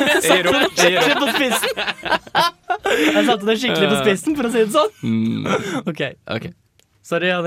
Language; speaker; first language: Norwegian; native; Norwegian